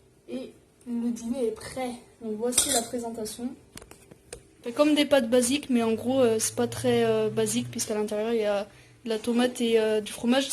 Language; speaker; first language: French; native; French